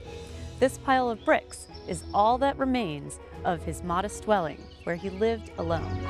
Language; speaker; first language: English; native; English